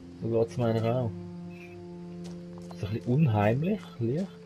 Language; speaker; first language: German; native; German